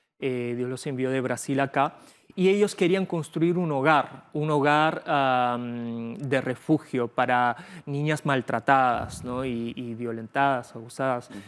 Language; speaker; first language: Spanish; early bilingual, other home language; Bulgarian